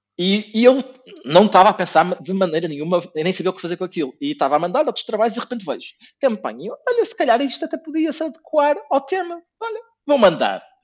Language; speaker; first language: Portuguese; native; Portuguese